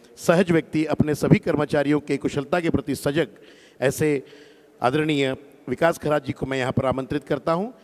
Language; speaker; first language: Hindi; native; Hindi